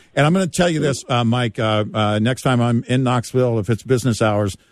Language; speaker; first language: English; native; English